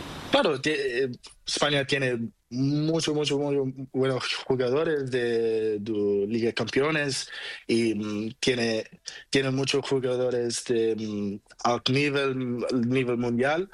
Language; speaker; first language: Spanish; non-native, learner; Portuguese